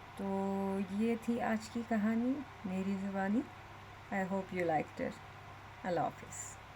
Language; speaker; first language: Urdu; native; Urdu